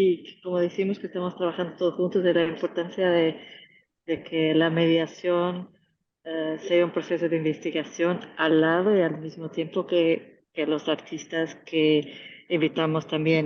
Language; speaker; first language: Spanish; non-native, fluent; Portuguese